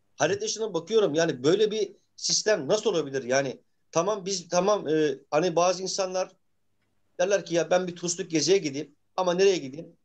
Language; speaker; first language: Turkish; native; Turkish